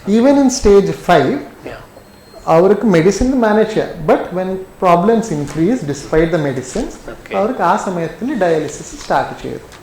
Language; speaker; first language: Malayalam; non-native, learner; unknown